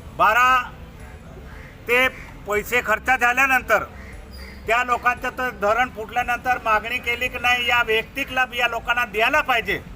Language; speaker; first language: Marathi; non-native, local second language; Bhili